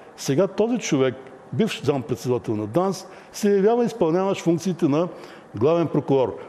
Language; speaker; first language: Bulgarian; native; Bulgarian